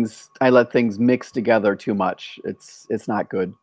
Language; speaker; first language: English; native; English